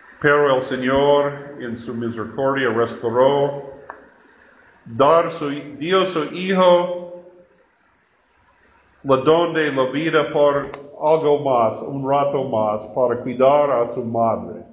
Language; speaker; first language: Spanish; non-native, learner; English